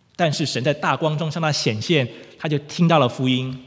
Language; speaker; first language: Chinese; native; Chinese